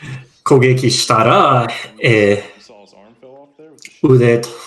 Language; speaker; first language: Japanese; non-native, learner; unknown